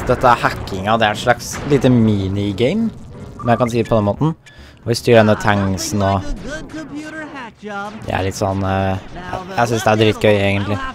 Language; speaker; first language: Norwegian; native; Norwegian